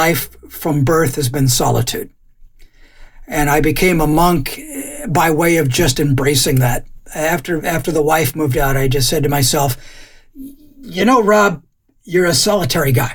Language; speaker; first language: English; native; English